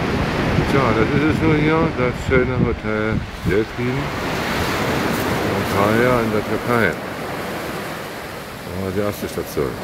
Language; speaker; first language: German; native; German